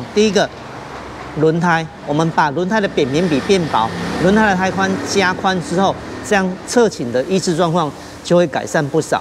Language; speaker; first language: Chinese; native; Chinese